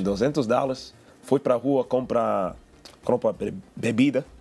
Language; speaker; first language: Portuguese; non-native, learner; English